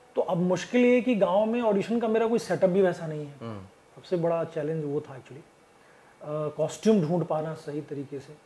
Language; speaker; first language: Hindi; native; Hindi